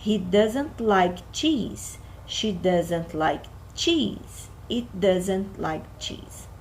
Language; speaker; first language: English; non-native, fluent; Portuguese